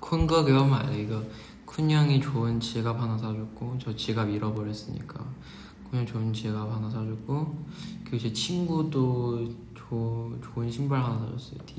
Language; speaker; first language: Korean; non-native, fluent; Chinese